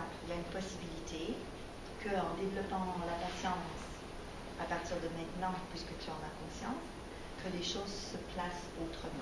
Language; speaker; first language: French; native; French